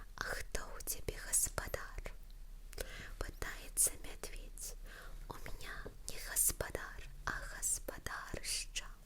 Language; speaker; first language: Belarusian; non-native, local second language; Russian